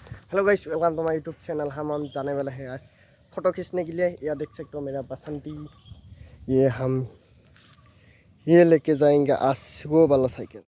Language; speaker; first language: Hindi; non-native, local second language; Assamese